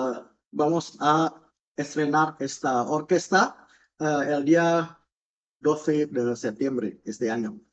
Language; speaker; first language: Spanish; non-native, fluent; Indonesian